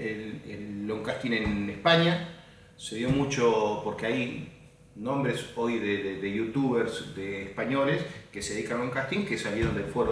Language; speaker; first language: Spanish; native; Spanish